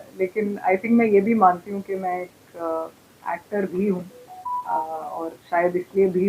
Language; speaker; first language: Hindi; native; Hindi